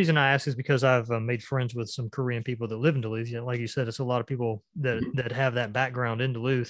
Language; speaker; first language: English; native; English